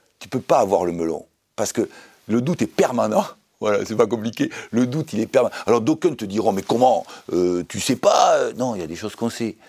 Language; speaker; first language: French; native; French